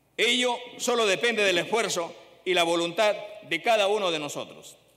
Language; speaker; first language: Spanish; native; Spanish